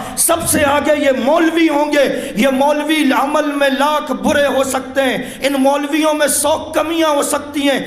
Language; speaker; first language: Urdu; native; Urdu